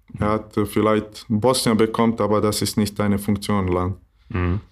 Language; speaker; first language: German; non-native, learner; Bosnian